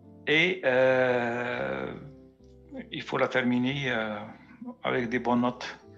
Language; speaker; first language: French; native; French